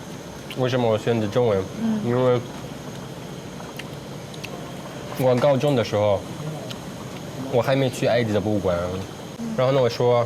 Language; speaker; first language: Chinese; non-native, learner; Arabic